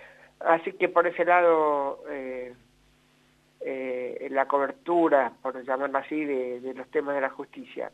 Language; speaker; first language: Spanish; native; Spanish